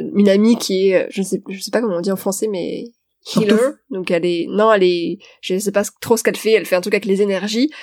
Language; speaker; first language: French; native; French